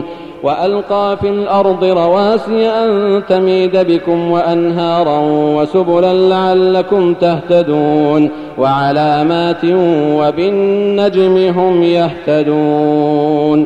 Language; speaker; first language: Arabic; native; Arabic